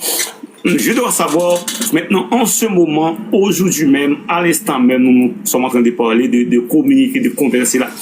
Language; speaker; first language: French; non-native, local second language; Haitian Creole